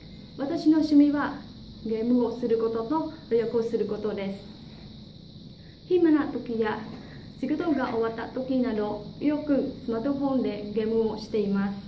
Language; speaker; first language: Japanese; non-native, learner; Khmer